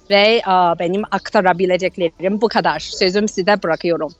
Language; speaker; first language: Turkish; non-native, fluent; Chinese